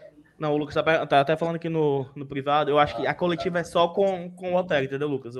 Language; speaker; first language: Portuguese; native; Portuguese